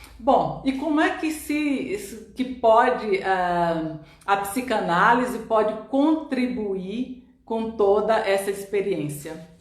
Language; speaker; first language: Portuguese; native; Portuguese